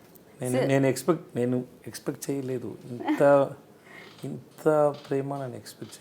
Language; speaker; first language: Telugu; non-native, learner; Tamil